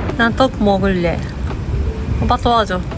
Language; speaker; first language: Korean; non-native, fluent; Japanese